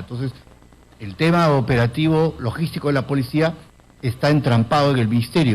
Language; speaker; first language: Spanish; native; Spanish